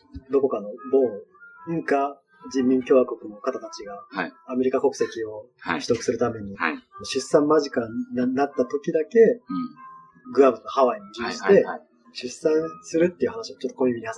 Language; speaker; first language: Japanese; native; Japanese